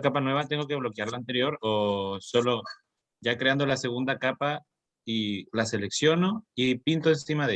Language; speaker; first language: Spanish; native; Spanish